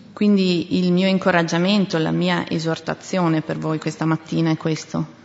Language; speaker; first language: Italian; native; Italian